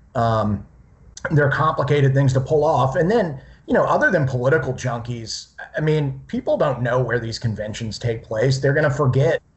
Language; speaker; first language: English; native; English